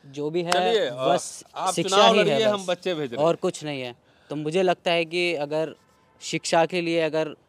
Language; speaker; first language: Hindi; native; Hindi